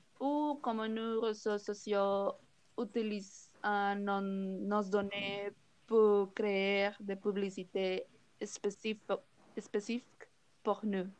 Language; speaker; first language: French; non-native, learner; Spanish